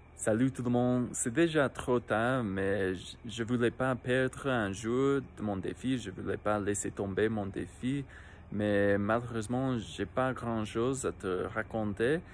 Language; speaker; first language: French; non-native, fluent; English